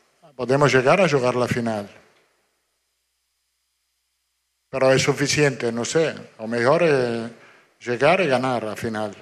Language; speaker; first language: Portuguese; non-native, fluent; Italian